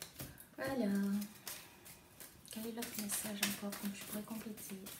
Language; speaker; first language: French; native; French